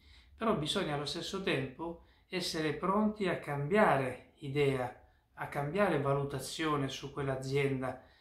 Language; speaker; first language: Italian; native; Italian